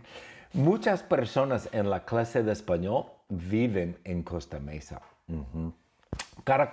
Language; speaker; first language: Spanish; non-native, fluent; English